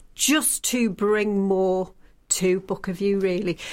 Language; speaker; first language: English; native; English